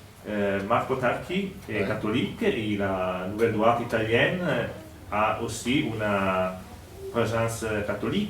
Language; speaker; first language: French; non-native, fluent; Spanish